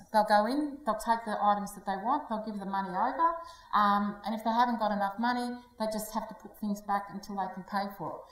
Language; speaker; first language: English; native; English